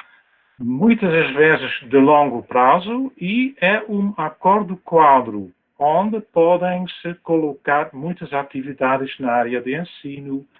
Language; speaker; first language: Portuguese; non-native, fluent; Dutch